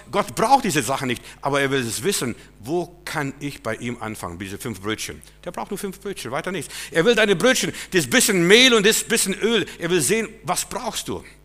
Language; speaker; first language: German; non-native, fluent; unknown